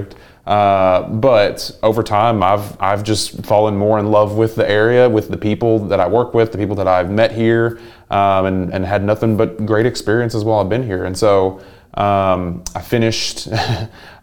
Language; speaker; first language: English; native; English